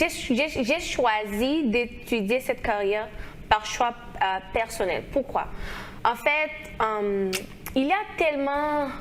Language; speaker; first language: French; non-native, local second language; Haitian Creole